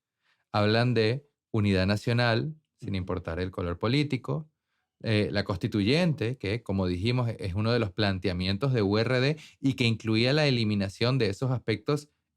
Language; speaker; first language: Spanish; native; Spanish